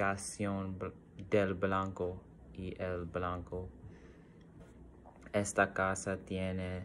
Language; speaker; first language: Spanish; non-native, learner; English